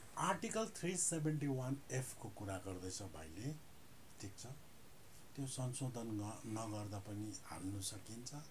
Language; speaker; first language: Nepali; native; Nepali